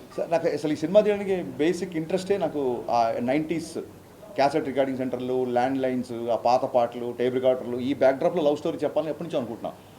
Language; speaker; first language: Telugu; native; Telugu